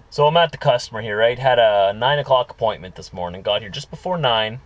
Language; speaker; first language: English; native; English